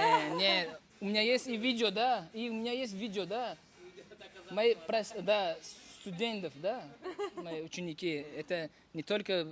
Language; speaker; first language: Russian; non-native, fluent; Uzbek